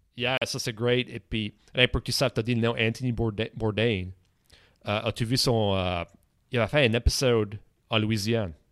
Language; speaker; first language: French; native; French